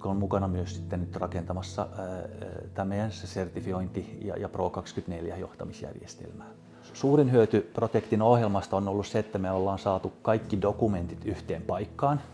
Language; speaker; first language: Finnish; non-native, local second language; Swedish